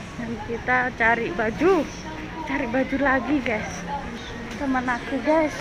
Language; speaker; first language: Indonesian; non-native, local second language; Javanese